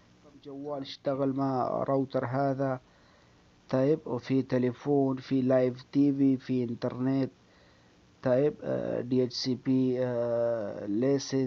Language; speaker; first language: Arabic; non-native, learner; Urdu